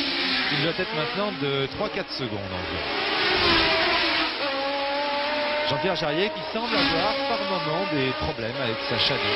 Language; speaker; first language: French; native; French